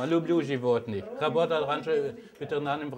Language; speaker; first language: Russian; non-native, learner; German